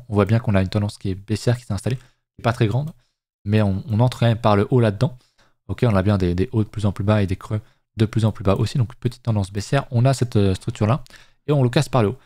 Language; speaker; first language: French; native; French